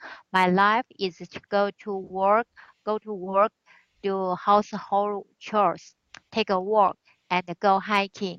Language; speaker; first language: English; non-native, learner; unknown